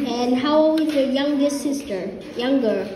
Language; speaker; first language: English; non-native, fluent; Vietnamese